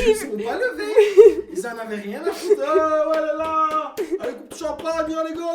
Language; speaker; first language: French; native; French